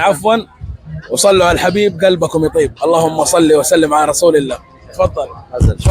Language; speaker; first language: Arabic; native; Arabic